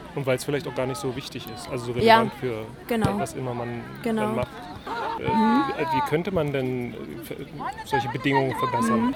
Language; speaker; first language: German; native; German